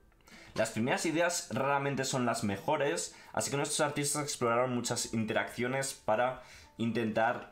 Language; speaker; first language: Spanish; native; Spanish